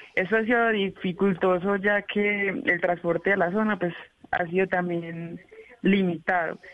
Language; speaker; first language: Spanish; native; Spanish